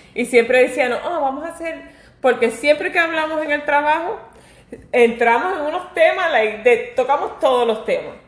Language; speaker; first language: Spanish; early bilingual, heritage; Spanish